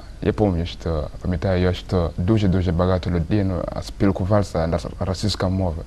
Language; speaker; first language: Ukrainian; early bilingual, heritage; Russian